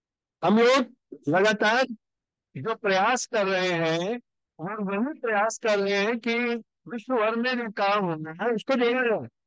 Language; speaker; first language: Hindi; native; Hindi